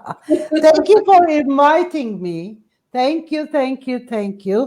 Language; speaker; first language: English; non-native, fluent; Turkish